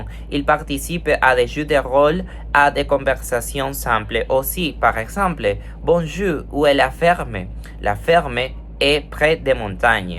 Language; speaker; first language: French; non-native, fluent; Spanish